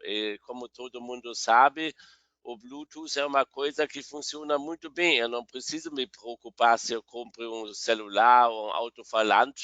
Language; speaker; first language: Portuguese; non-native, fluent; German